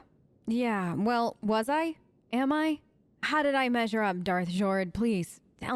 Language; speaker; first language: English; native; English